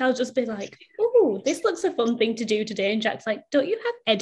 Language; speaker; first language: English; native; English